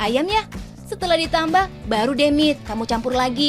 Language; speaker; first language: Indonesian; native; Indonesian